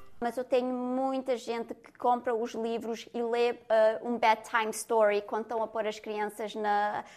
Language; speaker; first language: Portuguese; early bilingual, other home language; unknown